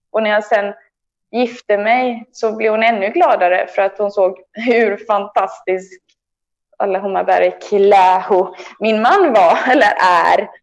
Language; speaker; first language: Swedish; native; Swedish